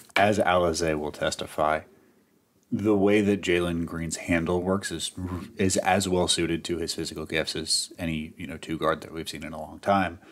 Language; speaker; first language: English; native; English